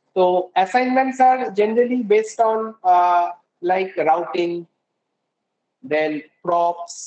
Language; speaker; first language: Hindi; non-native, local second language; Bangla